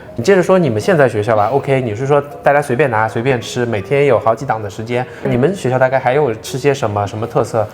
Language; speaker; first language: Chinese; native; Chinese